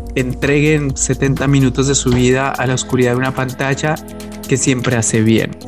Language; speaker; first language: Spanish; native; Spanish